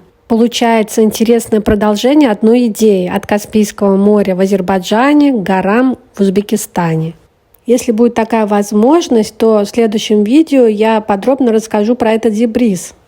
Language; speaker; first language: Russian; native; Russian